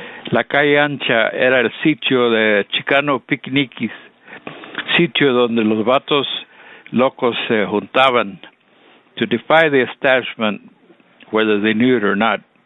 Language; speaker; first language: Spanish; early bilingual, heritage; Spanish